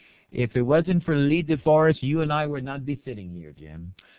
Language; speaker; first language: English; native; English